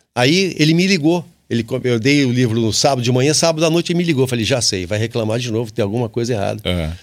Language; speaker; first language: Portuguese; native; Portuguese